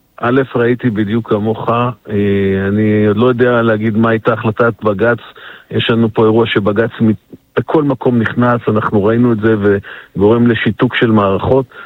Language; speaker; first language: Hebrew; native; Hebrew